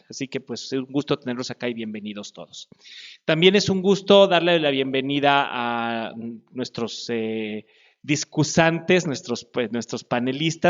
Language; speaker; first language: Spanish; native; Spanish